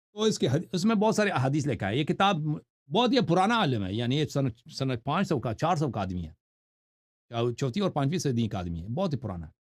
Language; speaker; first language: Urdu; non-native, fluent; Persian